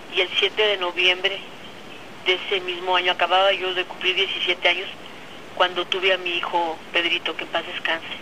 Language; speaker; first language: Spanish; native; Spanish